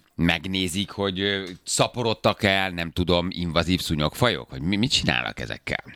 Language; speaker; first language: Hungarian; native; Hungarian